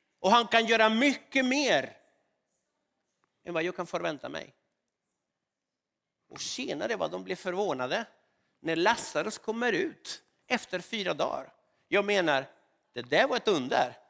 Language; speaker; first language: Swedish; non-native, fluent; Spanish